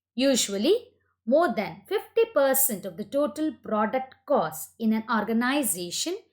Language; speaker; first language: English; non-native, local second language; Kannada